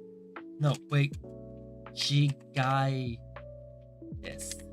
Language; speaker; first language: Japanese; non-native, learner; English